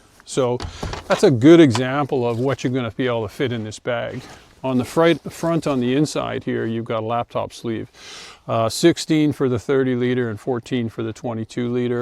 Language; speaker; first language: English; native; English